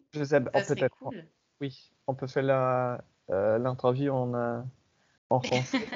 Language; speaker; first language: French; non-native, fluent; English